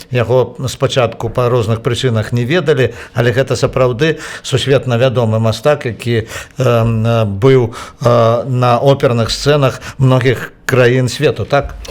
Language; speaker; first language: Belarusian; native; Belarusian